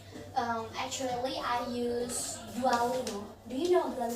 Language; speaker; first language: English; non-native, learner; Indonesian